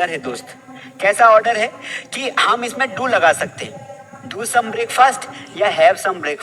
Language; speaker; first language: Hindi; native; Hindi